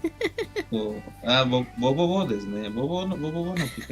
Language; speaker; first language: Japanese; non-native, learner; Spanish